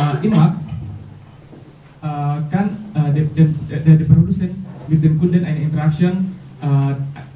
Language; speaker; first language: German; non-native, learner; Indonesian